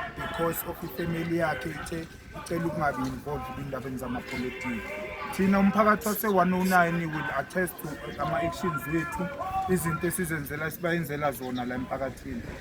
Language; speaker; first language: Zulu; native; Zulu